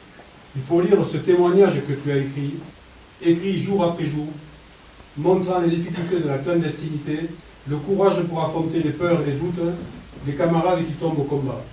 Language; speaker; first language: French; native; French